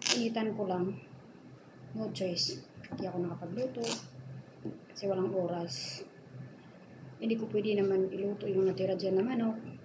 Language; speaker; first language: Filipino; non-native, local second language; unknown